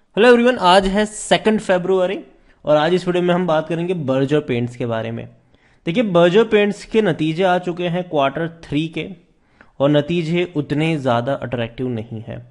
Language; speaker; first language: Hindi; native; Hindi